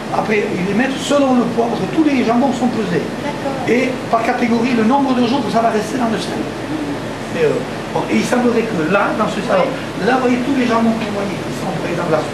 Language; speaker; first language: French; native; French